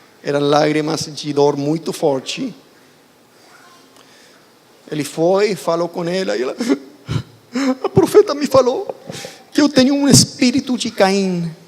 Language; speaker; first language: Portuguese; non-native, fluent; Spanish